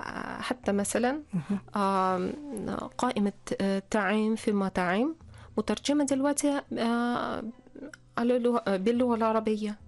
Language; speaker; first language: Arabic; non-native, fluent; Russian